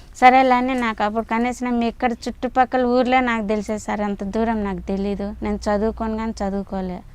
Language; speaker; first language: Telugu; native; Telugu